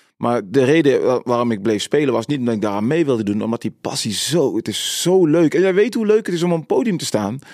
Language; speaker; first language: Dutch; native; Dutch